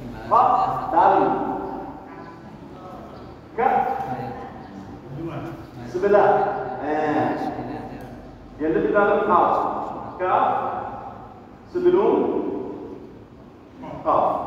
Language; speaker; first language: Indonesian; non-native, learner; Arabic